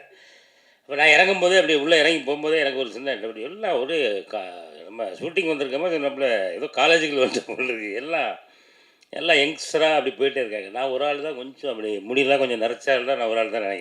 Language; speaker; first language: Tamil; native; Tamil